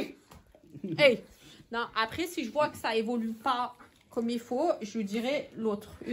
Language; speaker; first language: French; native; French